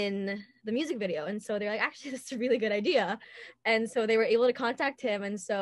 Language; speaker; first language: English; native; English